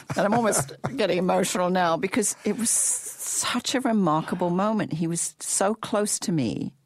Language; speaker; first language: English; native; English